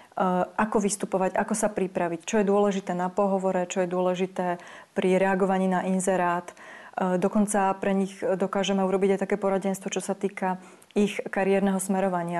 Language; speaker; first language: Slovak; native; Slovak